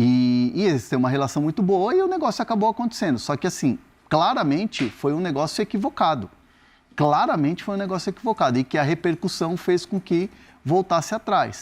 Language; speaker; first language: Portuguese; native; Portuguese